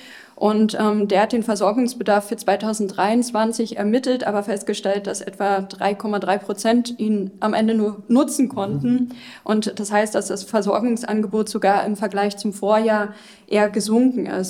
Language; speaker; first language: German; native; German